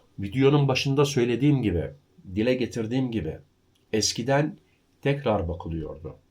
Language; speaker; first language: Turkish; early bilingual, heritage; Turkish